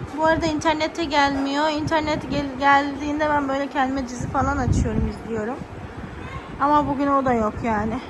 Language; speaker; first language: Turkish; native; Turkish